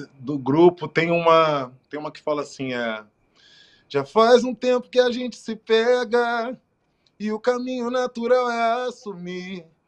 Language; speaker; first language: Portuguese; native; Portuguese